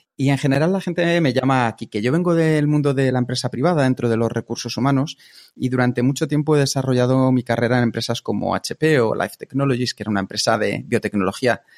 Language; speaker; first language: Spanish; native; Spanish